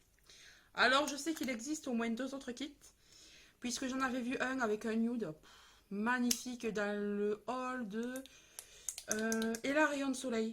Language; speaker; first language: French; native; French